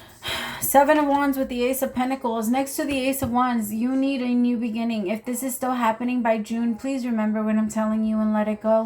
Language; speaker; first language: English; native; English